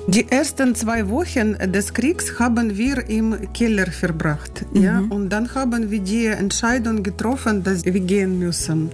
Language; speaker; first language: German; non-native, learner; Ukrainian